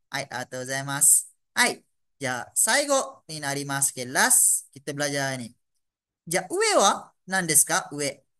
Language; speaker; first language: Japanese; non-native, fluent; Malay